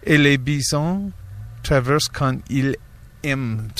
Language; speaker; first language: French; non-native, learner; English